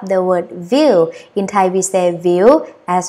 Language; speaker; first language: English; non-native, learner; Thai